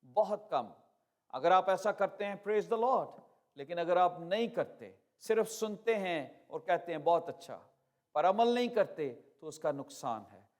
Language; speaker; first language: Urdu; native; Urdu